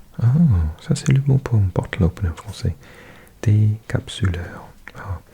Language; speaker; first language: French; non-native, learner; English